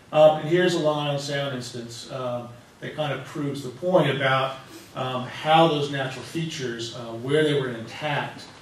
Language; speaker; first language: English; native; English